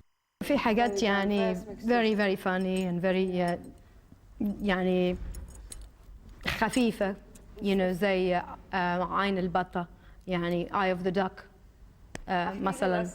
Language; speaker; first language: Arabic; early bilingual, heritage; Arabic